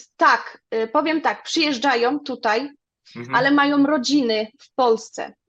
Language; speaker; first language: Polish; early bilingual, other home language; German